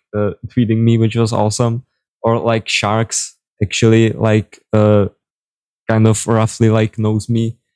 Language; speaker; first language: English; non-native, fluent; Czech